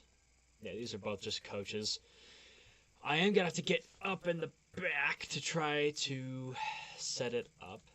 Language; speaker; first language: English; native; English